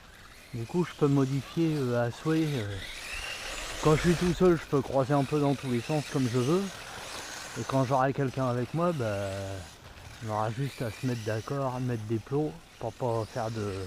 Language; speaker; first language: French; native; French